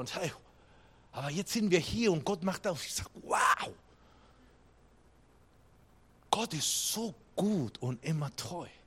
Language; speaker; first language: German; non-native, fluent; Spanish